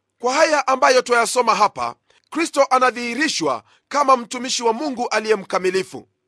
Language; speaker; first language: Swahili; non-native, local second language; Luyia